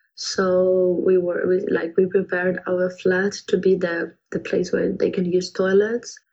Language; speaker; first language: English; non-native, fluent; Ukrainian